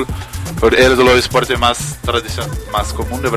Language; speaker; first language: Spanish; non-native, learner; Portuguese